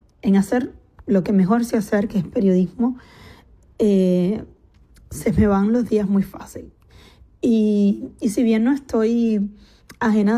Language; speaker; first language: Spanish; native; Spanish